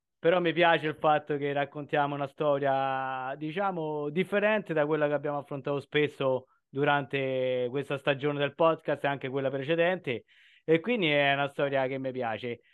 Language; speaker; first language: Italian; native; Italian